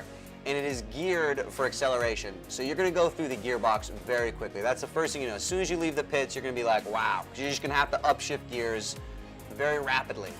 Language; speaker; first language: English; native; English